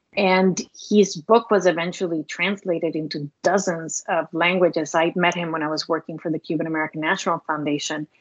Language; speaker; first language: English; non-native, fluent; Spanish